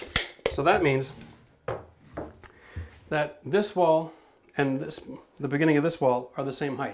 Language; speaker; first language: English; native; English